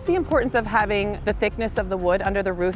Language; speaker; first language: English; native; English